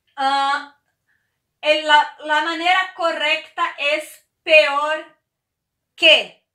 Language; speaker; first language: Spanish; non-native, fluent; Portuguese